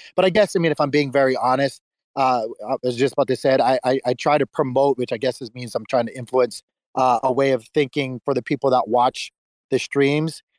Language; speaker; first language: English; native; English